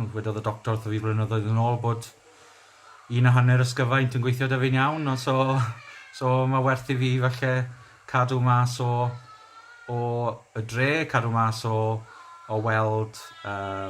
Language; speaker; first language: Welsh; native; Welsh